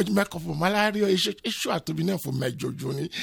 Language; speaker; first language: Hungarian; non-native, fluent; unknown